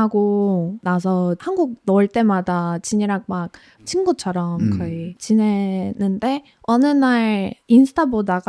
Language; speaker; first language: Korean; non-native, fluent; Polish